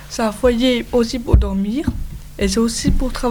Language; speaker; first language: French; native; French